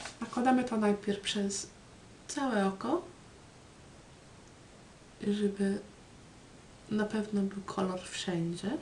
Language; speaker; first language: Polish; early bilingual, heritage; Polish